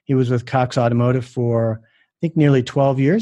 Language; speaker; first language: English; native; English